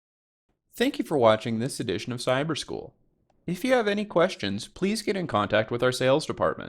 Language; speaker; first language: English; native; English